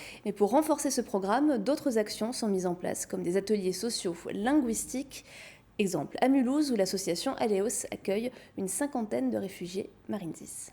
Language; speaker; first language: French; native; French